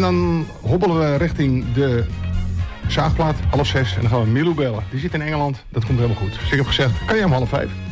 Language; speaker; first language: Dutch; native; Dutch